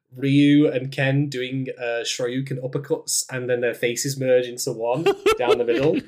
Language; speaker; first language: English; native; English